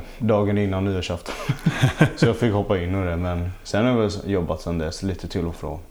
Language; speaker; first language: Swedish; early bilingual, other home language; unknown